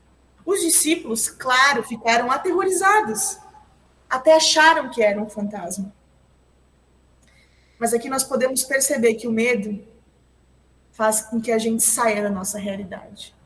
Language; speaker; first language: Portuguese; native; Portuguese